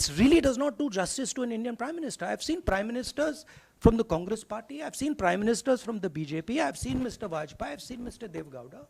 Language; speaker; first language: English; non-native, local second language; Hindi